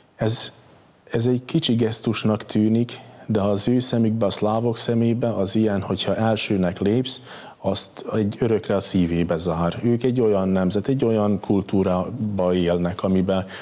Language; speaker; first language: Hungarian; native; Hungarian